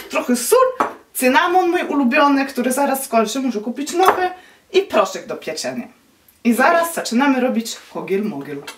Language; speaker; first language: Polish; non-native, learner; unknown